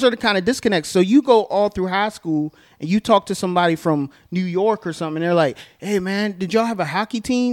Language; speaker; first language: English; native; English